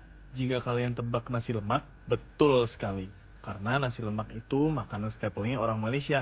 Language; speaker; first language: Indonesian; native; Indonesian